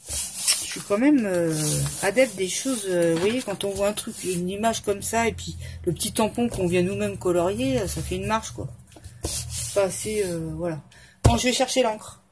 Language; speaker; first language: French; native; French